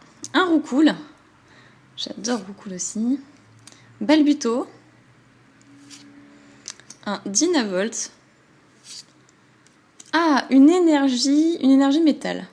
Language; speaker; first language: French; native; French